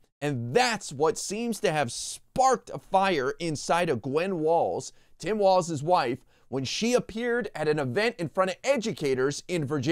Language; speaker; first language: English; native; English